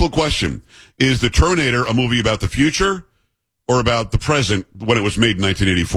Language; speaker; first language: English; native; English